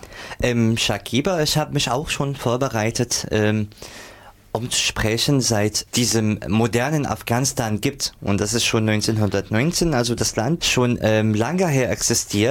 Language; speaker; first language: German; non-native, fluent; Arabic